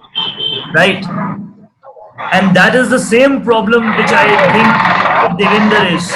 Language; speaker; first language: English; non-native, local second language; Hindi